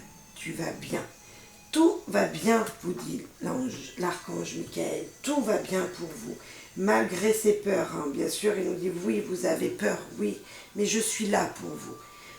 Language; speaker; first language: French; native; French